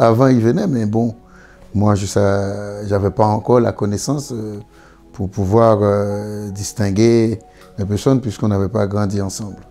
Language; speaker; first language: French; non-native, local second language; Haitian Creole